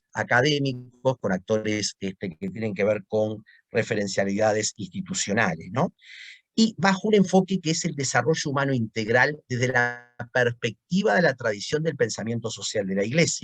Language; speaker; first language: Spanish; native; Spanish